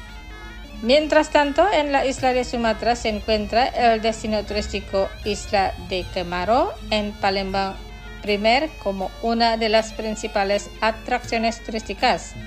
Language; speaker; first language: Spanish; non-native, fluent; Indonesian